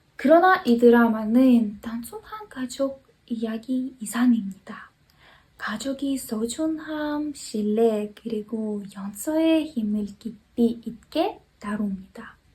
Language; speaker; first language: Korean; non-native, fluent; Ukrainian